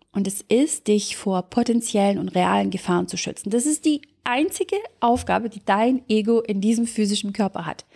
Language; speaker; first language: German; early bilingual, other home language; Serbian